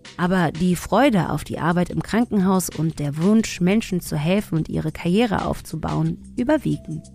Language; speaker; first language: German; early bilingual, other home language; Tigrinya